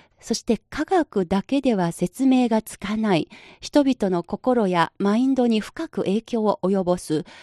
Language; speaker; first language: Japanese; non-native, fluent; Chinese